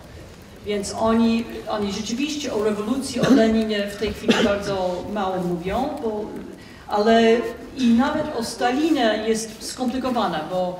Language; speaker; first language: Polish; non-native, fluent; English